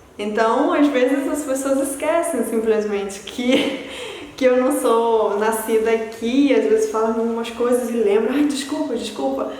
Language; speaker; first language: Portuguese; early bilingual, other home language; Spanish